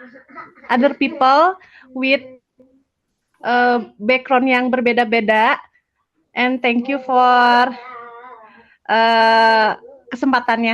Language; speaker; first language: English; non-native, learner; Indonesian